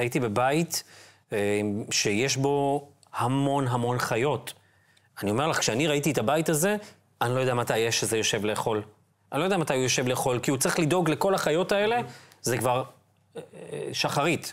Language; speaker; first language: Hebrew; native; Hebrew